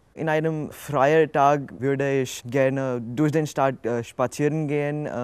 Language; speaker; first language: German; non-native, learner; Hindi